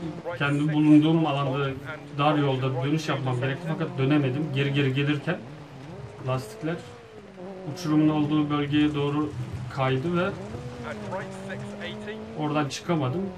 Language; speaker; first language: Turkish; native; Turkish